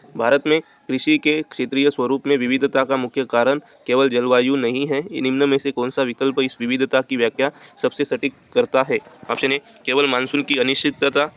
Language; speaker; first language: Hindi; non-native, local second language; Marathi